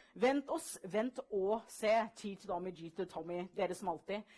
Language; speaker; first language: Norwegian; early bilingual, other home language; English